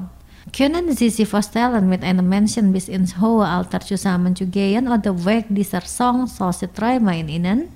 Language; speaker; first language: German; non-native, fluent; Indonesian